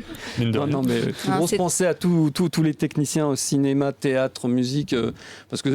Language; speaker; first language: French; native; French